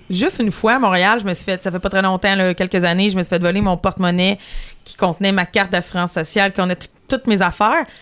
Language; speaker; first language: French; native; French